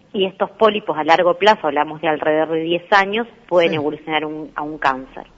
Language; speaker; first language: Spanish; native; Spanish